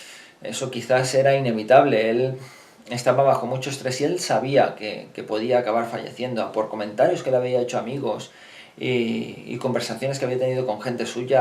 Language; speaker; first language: Spanish; native; Spanish